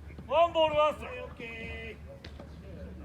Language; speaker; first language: Japanese; native; Japanese